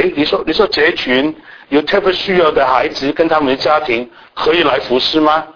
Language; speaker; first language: Chinese; non-native, local second language; Cantonese